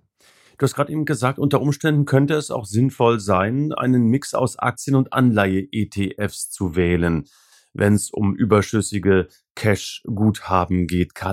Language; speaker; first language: German; native; German